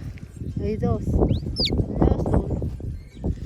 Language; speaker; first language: Spanish; non-native, local second language; Aymara